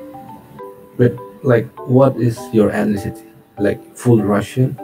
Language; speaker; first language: English; non-native, learner; Indonesian